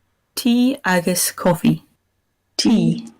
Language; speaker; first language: Irish; non-native, learner; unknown